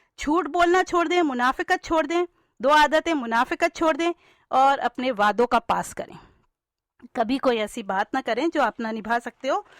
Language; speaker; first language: Urdu; native; Urdu